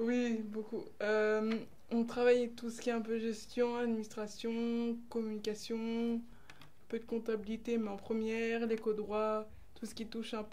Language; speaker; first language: French; native; French